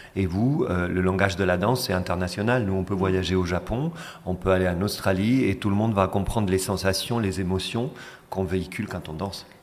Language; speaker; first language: French; non-native, fluent; Spanish